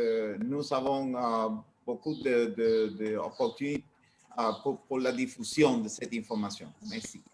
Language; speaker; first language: French; non-native, learner; Spanish